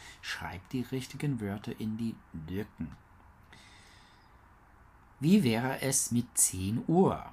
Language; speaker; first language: German; non-native, learner; English